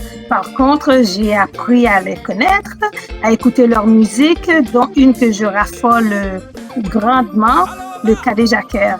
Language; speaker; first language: French; native; French